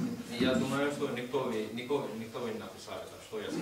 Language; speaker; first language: Russian; non-native, learner; Hindi